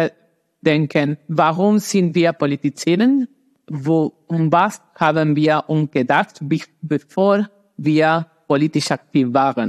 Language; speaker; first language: German; non-native, learner; Spanish